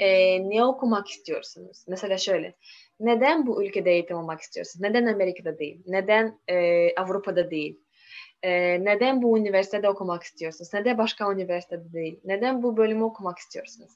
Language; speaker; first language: Turkish; non-native, learner; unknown